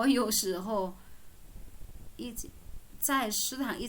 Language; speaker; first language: Chinese; non-native, fluent; Indonesian